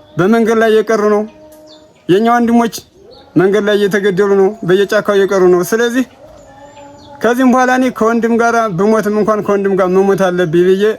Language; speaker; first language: Amharic; native; Amharic